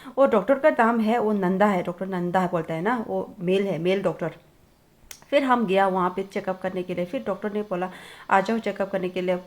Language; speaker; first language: Hindi; non-native, local second language; Tibetan